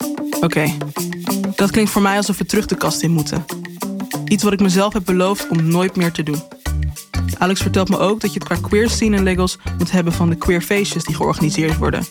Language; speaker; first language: Dutch; native; Dutch